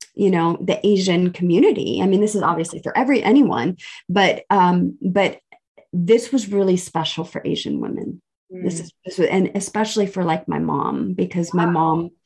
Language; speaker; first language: English; early bilingual, other home language; Filipino